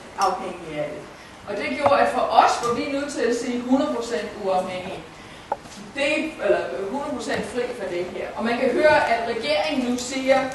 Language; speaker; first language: Danish; non-native, fluent; English